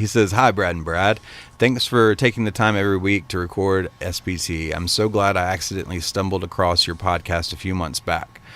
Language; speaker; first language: English; native; English